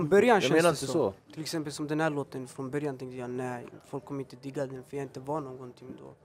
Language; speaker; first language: Swedish; early bilingual, other home language; Albanian